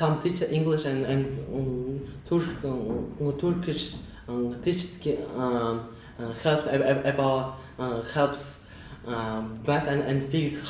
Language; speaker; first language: English; non-native, learner; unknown